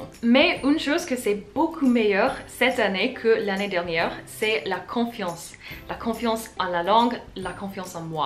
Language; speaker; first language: French; non-native, fluent; English